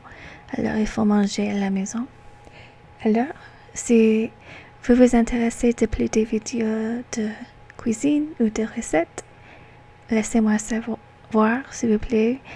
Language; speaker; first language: French; non-native, learner; English